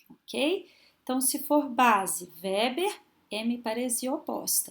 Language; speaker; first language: Portuguese; native; Portuguese